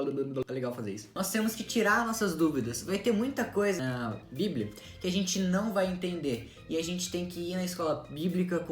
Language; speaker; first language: Portuguese; native; Portuguese